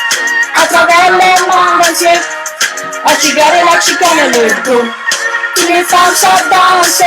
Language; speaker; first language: French; native; French